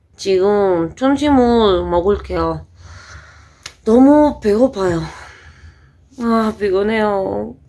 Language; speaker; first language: Korean; non-native, learner; Spanish